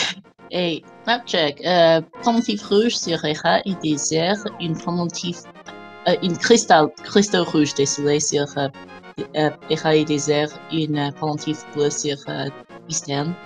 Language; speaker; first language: French; non-native, fluent; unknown